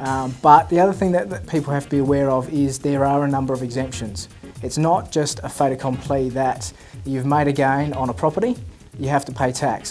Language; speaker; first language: English; native; English